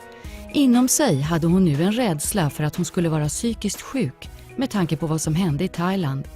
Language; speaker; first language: Swedish; native; Swedish